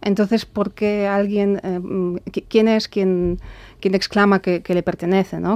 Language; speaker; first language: Spanish; non-native, fluent; Polish